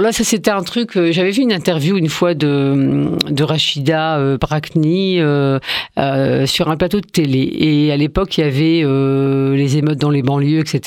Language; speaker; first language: French; early bilingual, other home language; Arabic